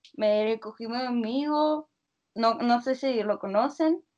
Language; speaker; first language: Spanish; non-native, fluent; Russian